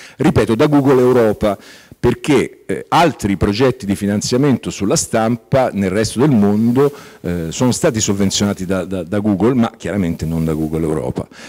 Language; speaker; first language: Italian; native; Italian